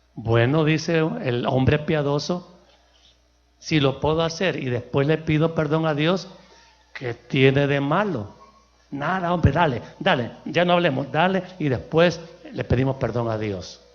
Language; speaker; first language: Spanish; native; Spanish